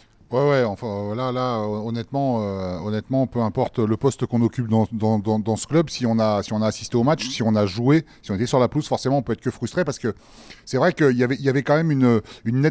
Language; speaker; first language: French; native; French